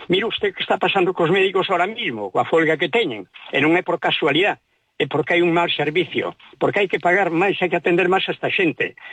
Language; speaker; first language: Galician; native; Galician